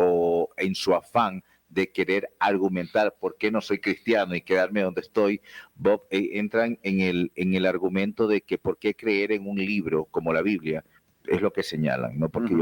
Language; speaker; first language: Spanish; native; Spanish